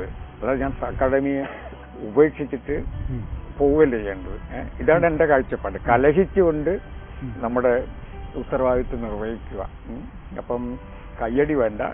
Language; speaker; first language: Malayalam; native; Malayalam